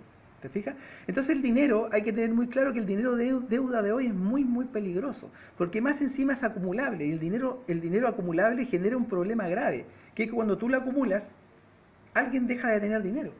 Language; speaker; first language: Spanish; native; Spanish